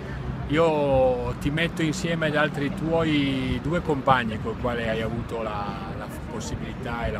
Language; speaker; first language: Italian; native; Italian